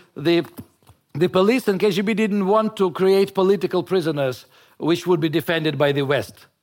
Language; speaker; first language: English; non-native, fluent; Russian